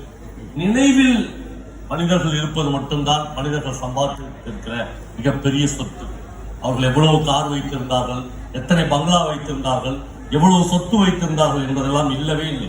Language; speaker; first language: Tamil; native; Tamil